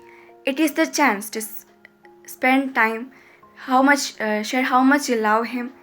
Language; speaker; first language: English; non-native, local second language; Malayalam